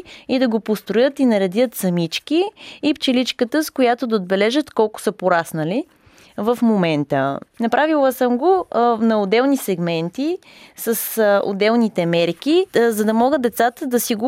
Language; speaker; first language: Bulgarian; native; Bulgarian